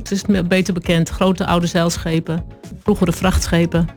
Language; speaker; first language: Dutch; native; Dutch